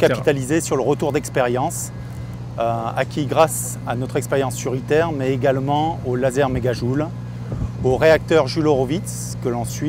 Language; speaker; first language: French; native; French